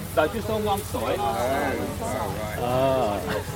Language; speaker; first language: English; native; English